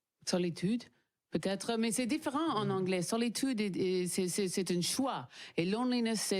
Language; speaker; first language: French; non-native, learner; English